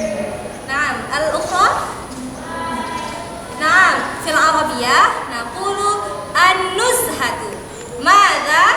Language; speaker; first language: Arabic; non-native, fluent; Indonesian